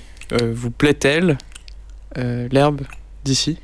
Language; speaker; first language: French; native; French